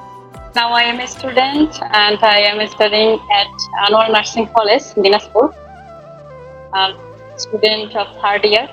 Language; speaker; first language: English; non-native, learner; Bangla